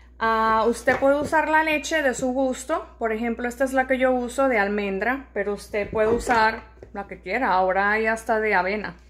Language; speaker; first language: Spanish; early bilingual, heritage; Spanish